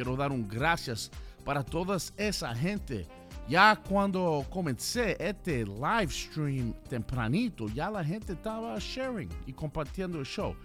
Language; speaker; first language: Spanish; early bilingual, heritage; Spanish